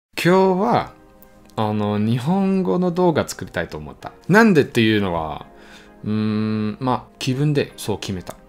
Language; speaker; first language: Japanese; non-native, learner; German